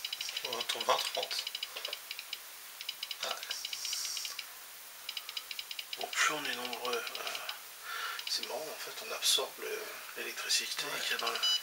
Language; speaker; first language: French; native; French